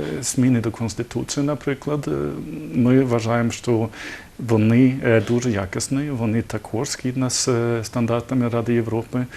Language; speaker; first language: Ukrainian; non-native, learner; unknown